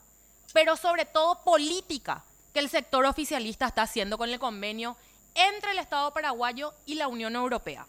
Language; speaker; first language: Spanish; native; Spanish